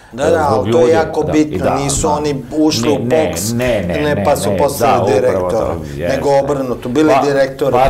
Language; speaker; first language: Croatian; native; Croatian